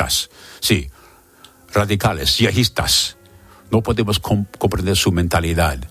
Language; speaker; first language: Spanish; non-native, learner; English